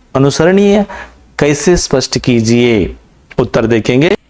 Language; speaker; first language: Hindi; non-native, local second language; Kannada